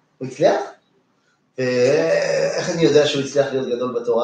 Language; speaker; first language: Hebrew; non-native, fluent; French